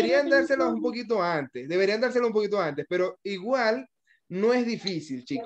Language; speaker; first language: Spanish; native; Spanish